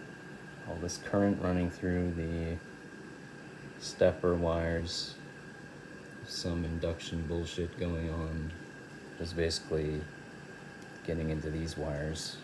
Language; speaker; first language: English; native; English